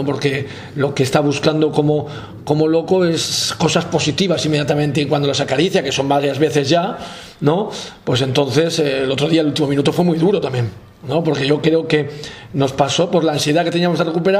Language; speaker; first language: Spanish; native; Spanish